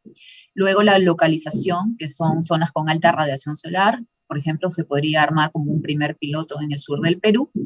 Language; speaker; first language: Spanish; native; Spanish